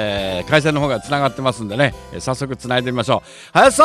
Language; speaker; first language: Japanese; native; Japanese